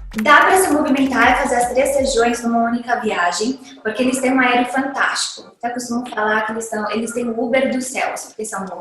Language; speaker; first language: Portuguese; native; Portuguese